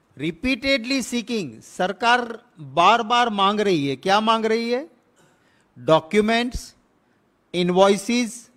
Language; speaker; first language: Hindi; non-native, local second language; Gujarati